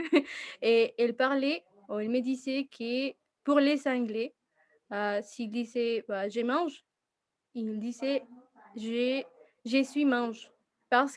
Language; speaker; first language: French; non-native, fluent; Spanish